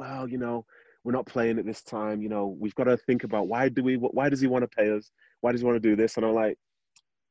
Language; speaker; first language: English; native; English